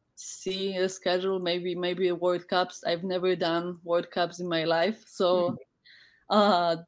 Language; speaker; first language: English; non-native, fluent; Polish